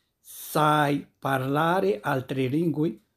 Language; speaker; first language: Italian; non-native, fluent; Arabic